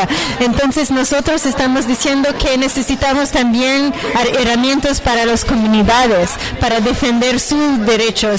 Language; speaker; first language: Spanish; non-native, fluent; French